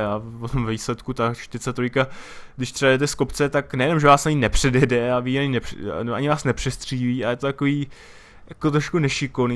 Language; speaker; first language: Czech; native; Czech